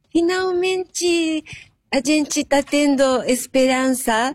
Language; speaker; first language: Portuguese; non-native, learner; Japanese